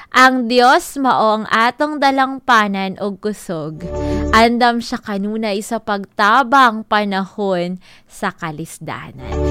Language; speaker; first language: Filipino; non-native, local second language; Cebuano